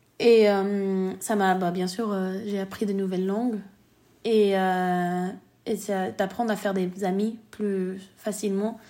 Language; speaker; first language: French; early bilingual, other home language; Spanish